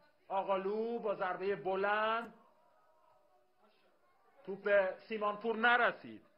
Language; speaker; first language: Persian; native; Persian